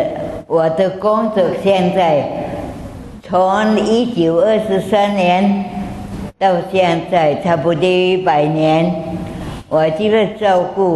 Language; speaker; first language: Chinese; non-native, local second language; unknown